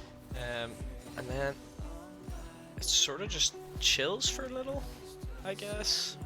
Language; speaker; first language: English; native; English